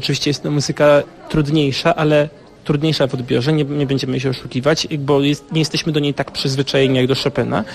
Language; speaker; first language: Polish; native; Polish